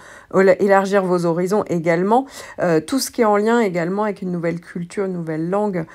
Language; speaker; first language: French; native; French